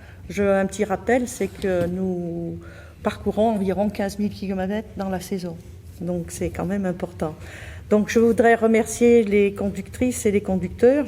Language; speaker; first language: French; native; French